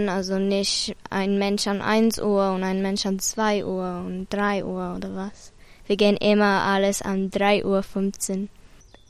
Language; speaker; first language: German; non-native, learner; English